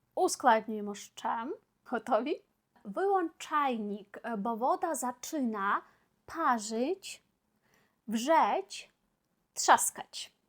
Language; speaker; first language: Polish; non-native, fluent; Ukrainian